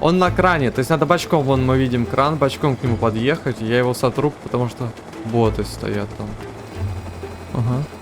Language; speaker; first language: Russian; native; Russian